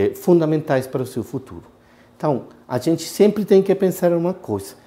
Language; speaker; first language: Portuguese; non-native, fluent; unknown